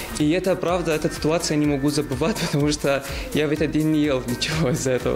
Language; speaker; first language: Russian; non-native, learner; Arabic